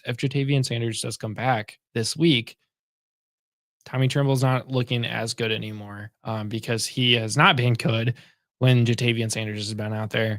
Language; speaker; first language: English; native; English